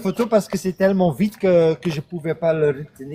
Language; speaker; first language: French; non-native, fluent; Dutch